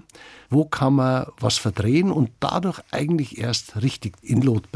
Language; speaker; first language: German; native; German